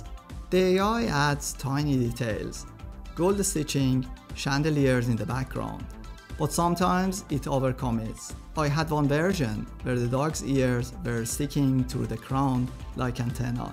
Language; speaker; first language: English; non-native, fluent; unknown